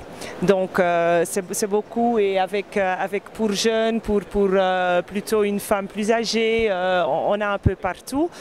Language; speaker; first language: French; non-native, fluent; Dutch